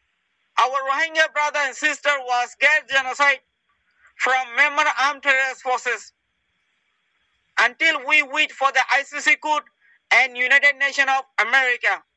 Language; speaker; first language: English; non-native, learner; Rohingya